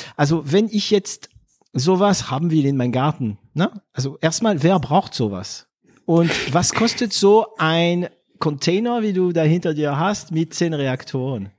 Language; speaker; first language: German; non-native, fluent; French